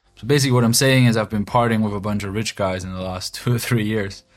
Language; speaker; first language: English; non-native, fluent; German